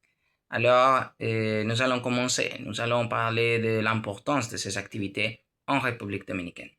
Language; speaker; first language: French; non-native, learner; Spanish